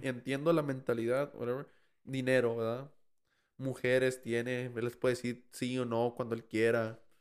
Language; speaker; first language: Spanish; early bilingual, heritage; Spanish